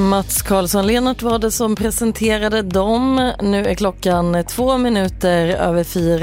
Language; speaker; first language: Swedish; native; Swedish